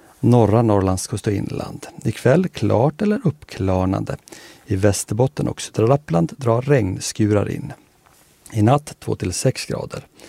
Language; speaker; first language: Swedish; native; Swedish